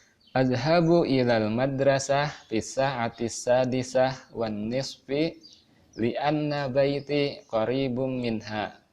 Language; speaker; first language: Arabic; non-native, fluent; Indonesian